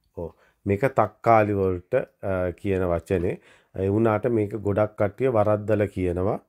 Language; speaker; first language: Sinhala; native; Sinhala